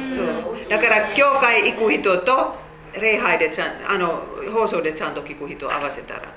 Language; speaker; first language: Japanese; non-native, fluent; Finnish